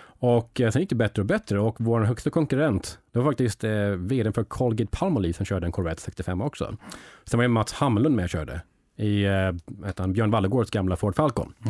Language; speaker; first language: Swedish; early bilingual, heritage; English